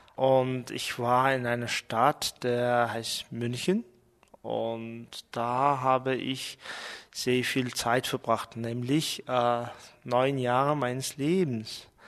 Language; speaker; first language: German; non-native, fluent; Mongolian